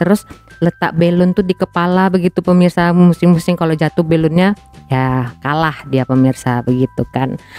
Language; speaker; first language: Indonesian; native; Indonesian